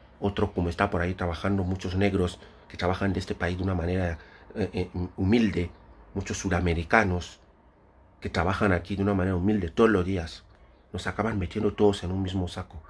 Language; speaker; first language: Spanish; non-native, fluent; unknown